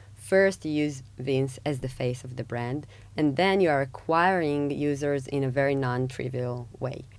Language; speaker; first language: English; non-native, fluent; Hebrew